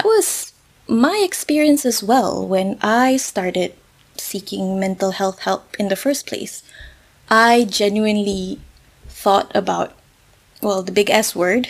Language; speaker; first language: English; non-native, local second language; Malay